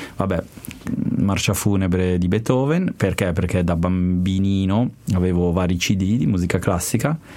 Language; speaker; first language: Italian; native; Italian